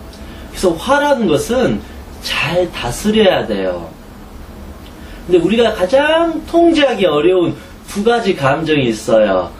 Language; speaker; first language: Korean; native; Korean